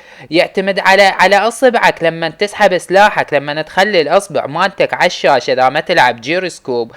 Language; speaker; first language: Arabic; native; Arabic